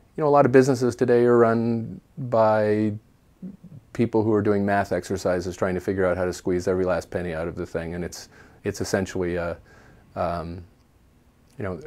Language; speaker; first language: English; native; English